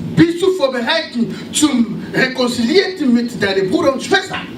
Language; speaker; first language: German; non-native, learner; French